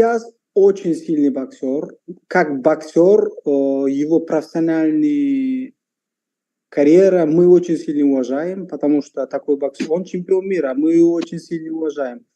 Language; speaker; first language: Russian; non-native, local second language; Uzbek